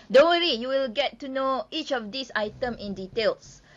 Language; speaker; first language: English; non-native, local second language; Malay